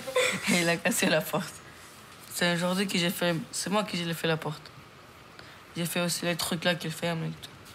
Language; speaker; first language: French; early bilingual, other home language; Romanian